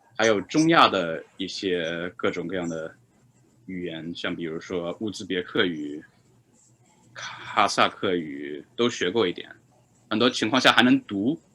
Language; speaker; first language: Chinese; native; Chinese